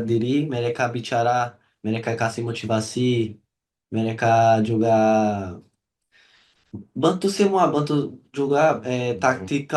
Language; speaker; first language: Indonesian; non-native, learner; Portuguese